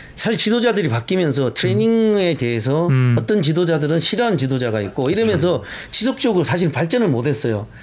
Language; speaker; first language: Korean; native; Korean